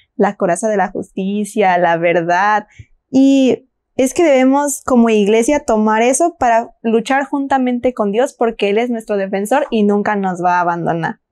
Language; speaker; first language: Spanish; native; Spanish